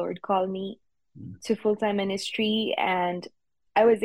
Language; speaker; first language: English; non-native, fluent; French